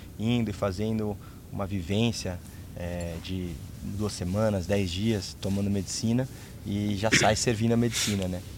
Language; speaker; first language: Portuguese; native; Portuguese